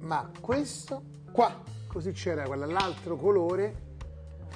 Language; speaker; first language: Italian; native; Italian